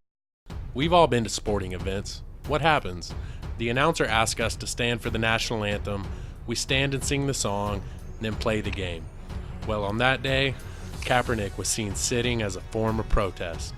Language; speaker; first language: English; native; English